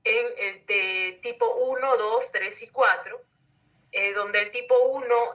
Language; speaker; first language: Spanish; native; Spanish